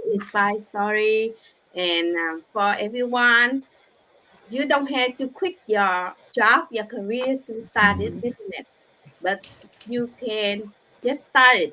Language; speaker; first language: English; non-native, learner; Vietnamese